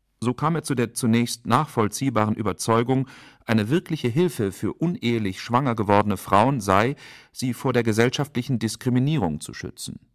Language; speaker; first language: German; native; German